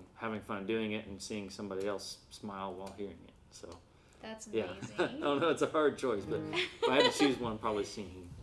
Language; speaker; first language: English; native; English